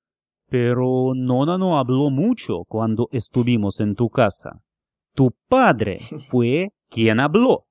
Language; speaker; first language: Spanish; non-native, fluent; Russian